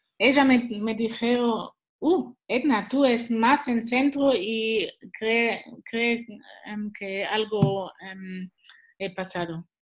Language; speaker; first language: Spanish; non-native, learner; Swiss German